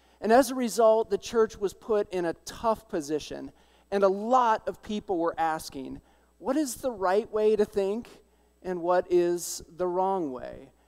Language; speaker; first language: English; native; English